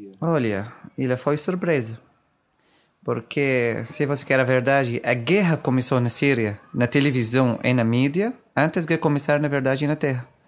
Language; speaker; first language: Portuguese; non-native, fluent; Arabic